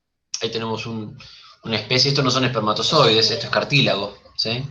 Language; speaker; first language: Spanish; native; Spanish